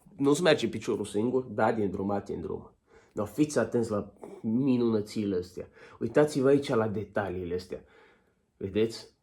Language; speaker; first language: Romanian; native; Romanian